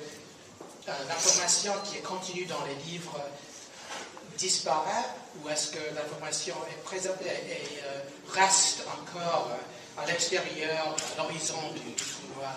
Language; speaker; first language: French; non-native, fluent; English